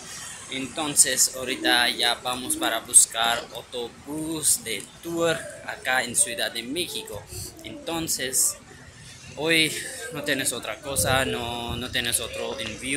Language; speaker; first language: Spanish; non-native, learner; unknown